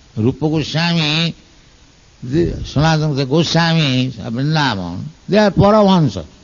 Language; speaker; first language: English; non-native, local second language; Bangla